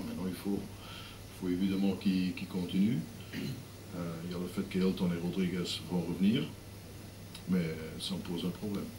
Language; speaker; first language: French; non-native, fluent; Dutch